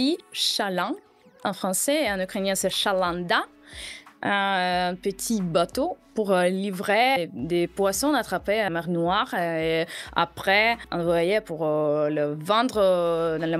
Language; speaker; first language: French; non-native, fluent; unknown